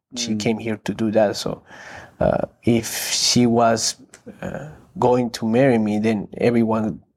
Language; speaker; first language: English; non-native, fluent; Spanish